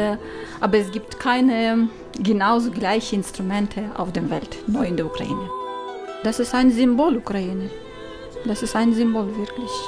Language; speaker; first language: German; non-native, learner; Ukrainian